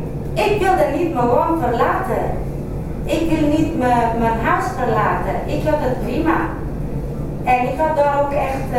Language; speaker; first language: Dutch; non-native, fluent; Kurdish